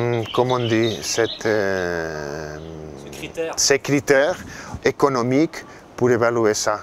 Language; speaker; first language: French; non-native, fluent; Catalan